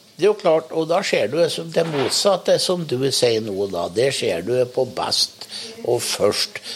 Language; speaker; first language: Norwegian; native; Norwegian